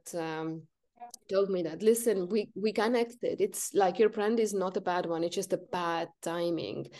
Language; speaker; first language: English; non-native, fluent; Estonian